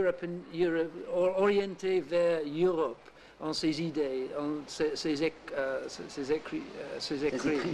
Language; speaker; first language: French; non-native, learner; English